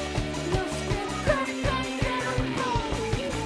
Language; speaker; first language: Spanish; native; Spanish